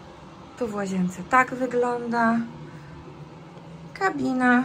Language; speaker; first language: Polish; native; Polish